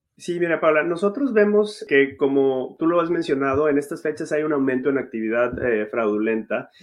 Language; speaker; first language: Spanish; native; Spanish